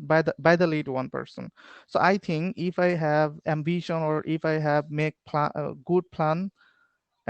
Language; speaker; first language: English; non-native, learner; Bangla